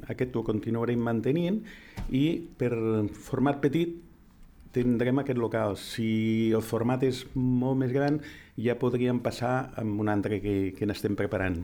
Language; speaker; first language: Catalan; native; Catalan